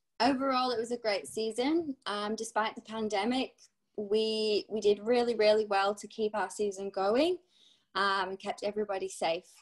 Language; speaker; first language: English; native; English